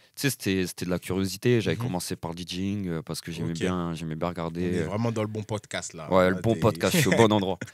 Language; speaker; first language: French; native; French